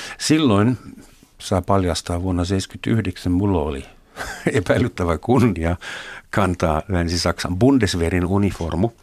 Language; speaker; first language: Finnish; non-native, fluent; German